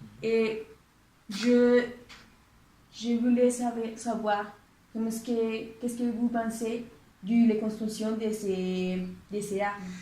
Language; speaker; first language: French; non-native, learner; Spanish